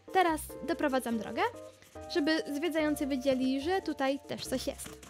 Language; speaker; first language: Polish; native; Polish